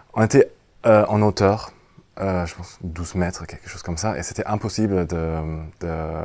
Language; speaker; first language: French; non-native, fluent; German